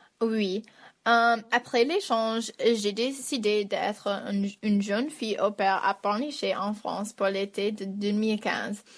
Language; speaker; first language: French; non-native, fluent; English